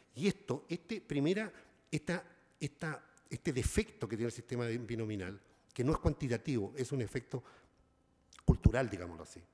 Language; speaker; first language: Spanish; native; Spanish